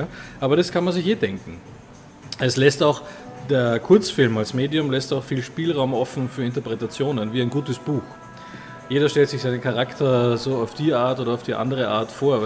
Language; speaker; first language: German; native; German